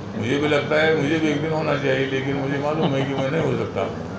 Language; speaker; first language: Hindi; non-native, local second language; Marathi